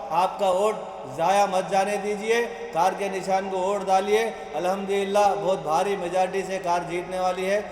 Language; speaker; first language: Hindi; non-native, local second language; Telugu